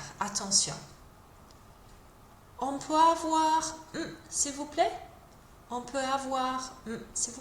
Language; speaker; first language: French; non-native, fluent; English